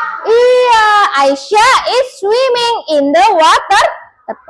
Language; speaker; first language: English; non-native, learner; Indonesian